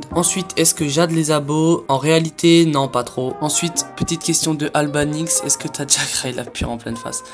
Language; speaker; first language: French; native; French